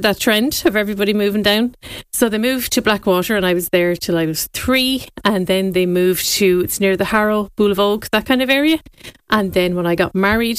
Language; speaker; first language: English; native; English